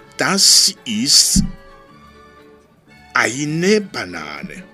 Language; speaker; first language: German; non-native, fluent; Rundi